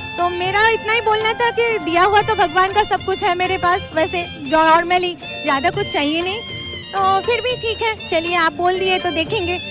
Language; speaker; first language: Hindi; non-native, local second language; Bangla